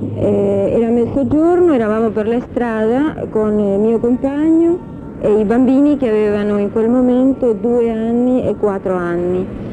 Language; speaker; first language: Italian; non-native, fluent; Spanish